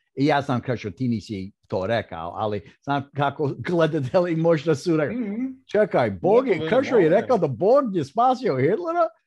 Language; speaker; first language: Croatian; early bilingual, heritage; Croatian